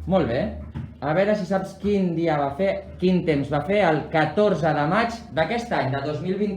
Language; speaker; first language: Catalan; native; Catalan